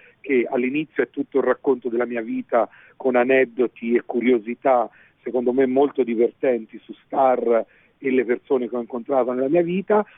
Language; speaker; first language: Italian; native; Italian